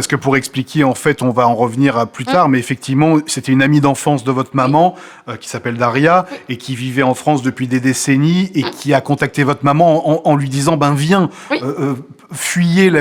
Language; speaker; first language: French; native; French